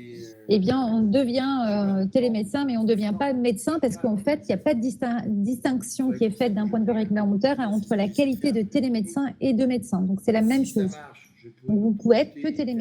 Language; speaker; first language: French; native; French